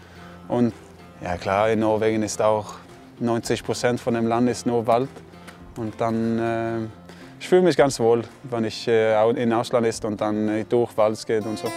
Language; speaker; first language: German; non-native, fluent; Norwegian